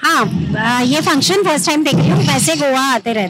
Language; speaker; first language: Hindi; non-native, local second language; Marathi